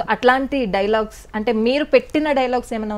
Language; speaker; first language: Telugu; native; Telugu